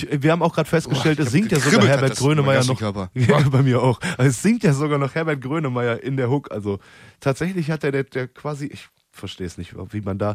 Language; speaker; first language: German; native; German